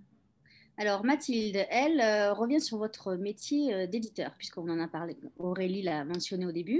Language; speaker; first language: French; native; French